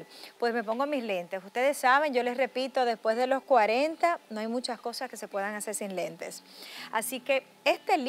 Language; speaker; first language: Spanish; native; Spanish